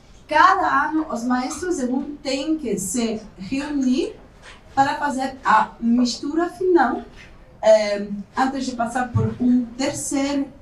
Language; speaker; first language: Portuguese; non-native, fluent; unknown